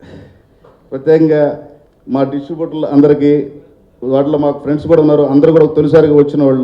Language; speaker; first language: Telugu; native; Telugu